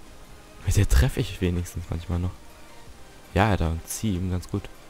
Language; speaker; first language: German; native; German